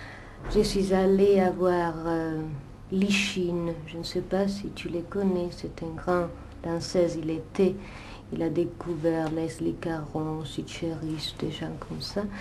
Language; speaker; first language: French; non-native, fluent; Italian